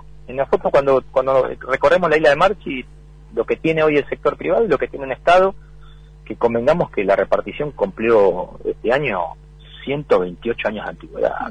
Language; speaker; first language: Spanish; native; Spanish